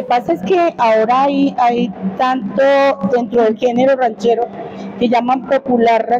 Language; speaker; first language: Spanish; native; Spanish